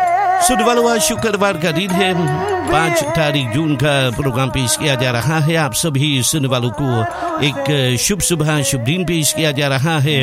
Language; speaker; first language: Hindi; early bilingual, heritage; Hindi